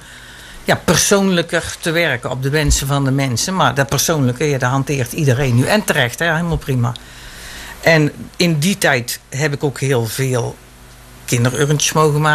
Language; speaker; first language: Dutch; native; Dutch